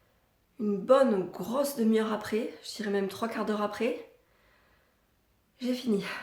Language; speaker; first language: French; native; French